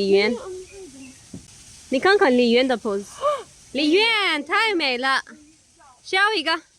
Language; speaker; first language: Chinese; non-native, fluent; Urdu